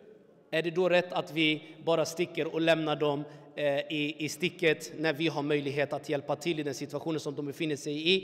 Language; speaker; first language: Swedish; native; Swedish